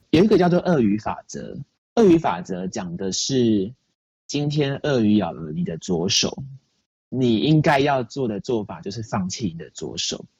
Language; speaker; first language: Chinese; native; Chinese